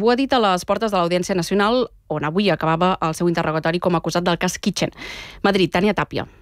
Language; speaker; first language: Catalan; native; Catalan